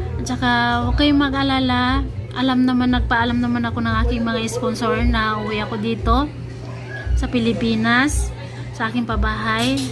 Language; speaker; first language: Filipino; non-native, local second language; Cebuano